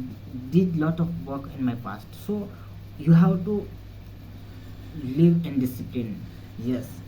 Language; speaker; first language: English; non-native, learner; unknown